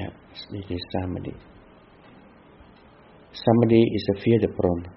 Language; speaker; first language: Dutch; non-native, fluent; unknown